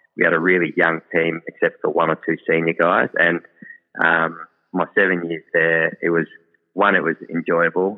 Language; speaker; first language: English; native; English